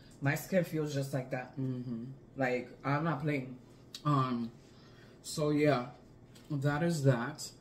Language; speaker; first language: English; native; English